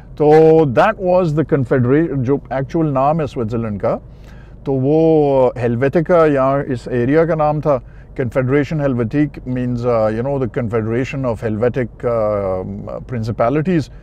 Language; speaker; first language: Urdu; non-native, local second language; Pashto